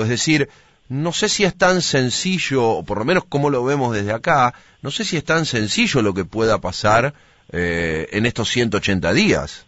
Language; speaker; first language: Spanish; native; Spanish